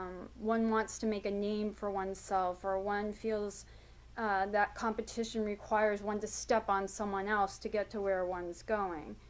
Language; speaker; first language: English; native; English